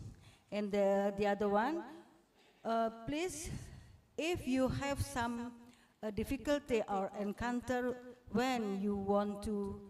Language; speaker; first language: English; non-native, fluent; Indonesian